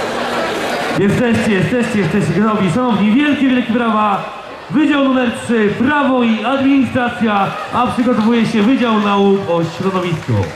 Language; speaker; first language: Polish; native; Polish